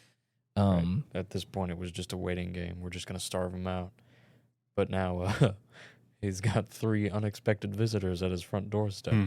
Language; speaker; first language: English; native; English